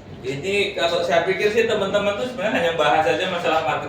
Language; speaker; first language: Indonesian; native; Indonesian